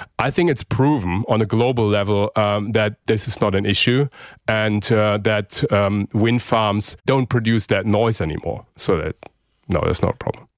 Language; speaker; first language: English; non-native, fluent; German